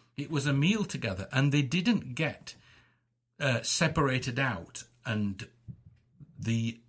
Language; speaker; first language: English; native; English